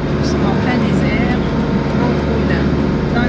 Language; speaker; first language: French; native; French